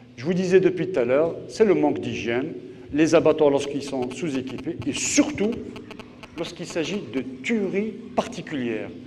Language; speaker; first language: French; non-native, local second language; Arabic